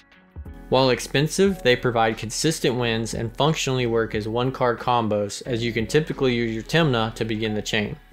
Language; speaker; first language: English; native; English